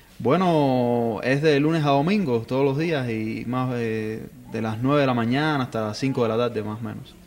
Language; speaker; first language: Spanish; native; Spanish